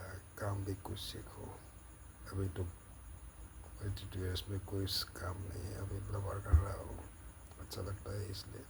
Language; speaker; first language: Hindi; non-native, local second language; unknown